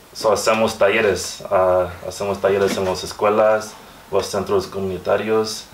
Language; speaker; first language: Spanish; early bilingual, other home language; English